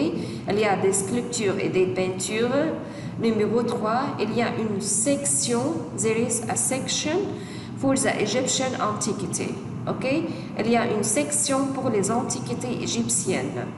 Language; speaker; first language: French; non-native, fluent; Arabic